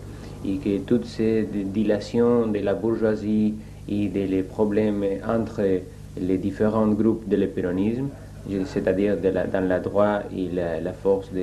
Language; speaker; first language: French; non-native, fluent; Spanish